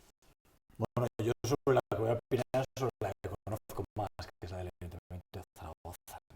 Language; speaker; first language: Spanish; native; Spanish